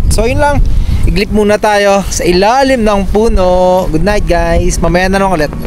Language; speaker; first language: Filipino; native; Filipino